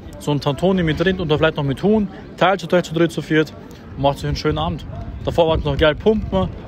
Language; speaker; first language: German; early bilingual, other home language; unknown